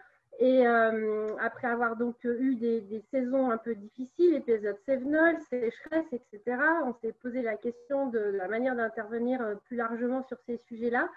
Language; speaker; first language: French; native; French